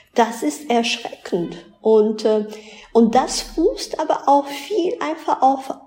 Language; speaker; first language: German; early bilingual, other home language; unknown